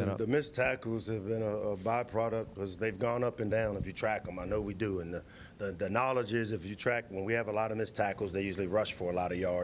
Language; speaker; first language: English; native; English